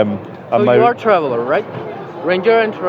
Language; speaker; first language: English; non-native, learner; Georgian